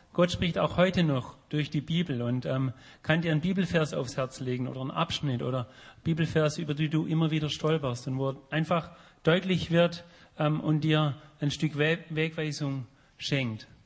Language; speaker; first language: German; native; German